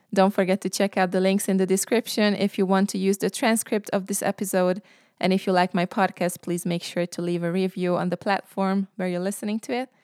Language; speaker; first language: English; non-native, fluent; Hungarian